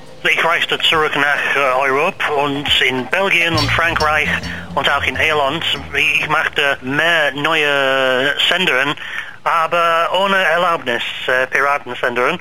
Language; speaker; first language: German; non-native, learner; English